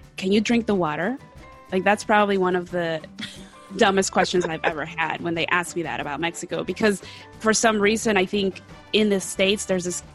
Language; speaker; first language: English; early bilingual, other home language; Spanish